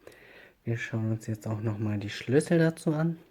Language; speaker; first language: German; native; German